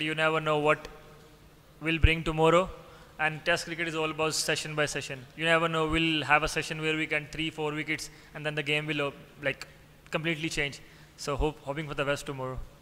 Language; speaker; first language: English; non-native, local second language; Urdu